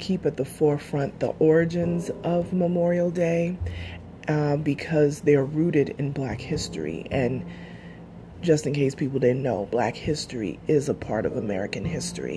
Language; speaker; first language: English; native; English